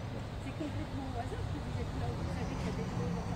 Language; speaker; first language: French; native; French